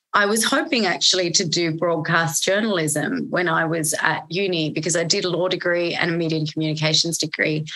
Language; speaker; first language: English; native; English